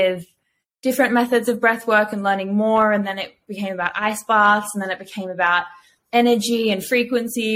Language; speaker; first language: English; native; English